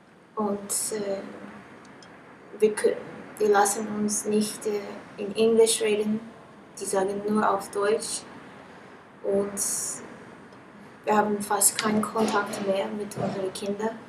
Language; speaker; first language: German; non-native, learner; English